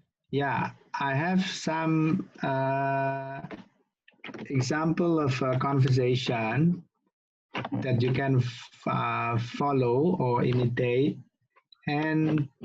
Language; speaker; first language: English; non-native, local second language; Indonesian